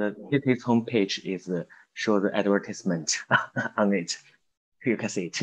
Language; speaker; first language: English; non-native, learner; Chinese